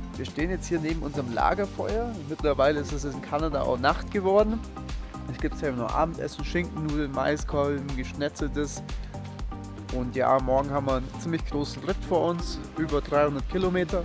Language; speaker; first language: German; native; German